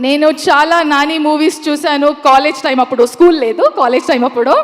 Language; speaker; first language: Telugu; non-native, learner; Kannada